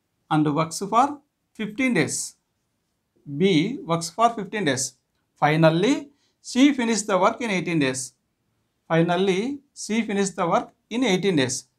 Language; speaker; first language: English; non-native, local second language; Telugu